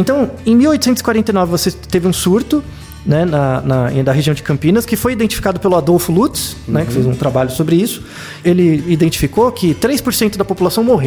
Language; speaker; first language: Portuguese; native; Portuguese